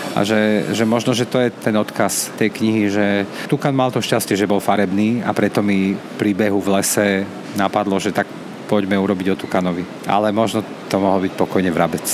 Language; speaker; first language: Slovak; native; Slovak